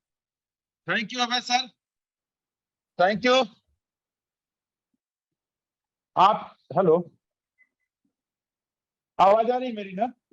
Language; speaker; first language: Hindi; native; Hindi